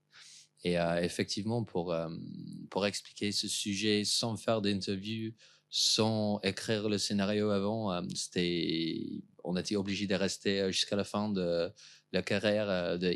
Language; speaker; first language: French; non-native, fluent; English